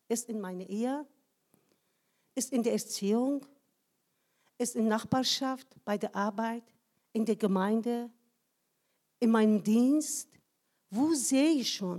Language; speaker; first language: German; non-native, fluent; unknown